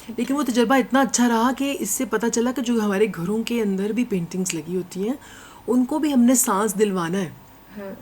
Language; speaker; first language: Urdu; non-native, local second language; Punjabi